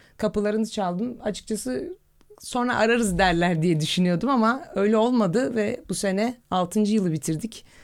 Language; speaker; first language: Turkish; native; Turkish